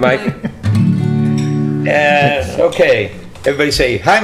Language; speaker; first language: English; native; English